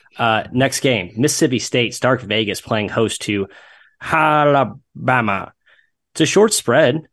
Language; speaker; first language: English; native; English